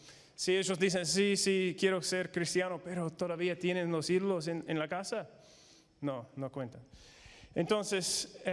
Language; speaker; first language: Spanish; non-native, fluent; English